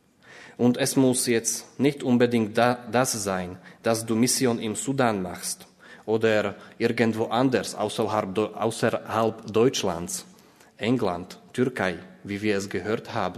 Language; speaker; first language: German; non-native, fluent; Slovak